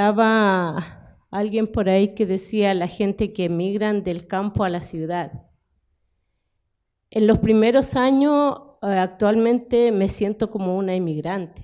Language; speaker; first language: Spanish; non-native, local second language; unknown